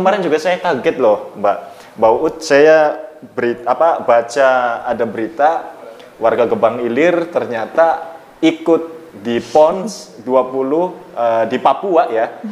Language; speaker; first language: Indonesian; native; Indonesian